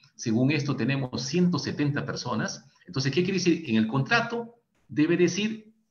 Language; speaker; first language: Spanish; native; Spanish